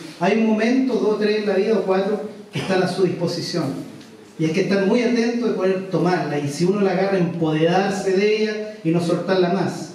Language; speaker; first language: Spanish; native; Spanish